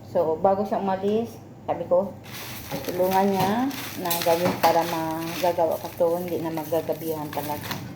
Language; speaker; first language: Filipino; non-native, local second language; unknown